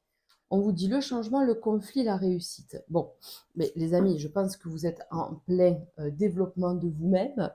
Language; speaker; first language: French; native; French